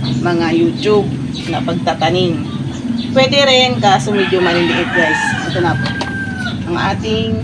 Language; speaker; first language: Filipino; non-native, local second language; Bikol